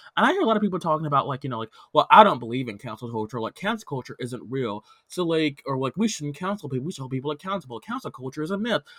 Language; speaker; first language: English; native; English